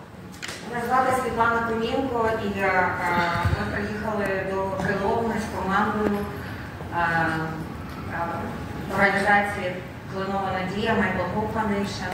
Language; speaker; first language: Ukrainian; native; Ukrainian